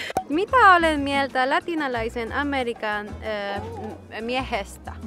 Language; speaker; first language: Finnish; non-native, fluent; Spanish